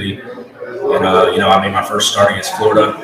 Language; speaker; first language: English; native; English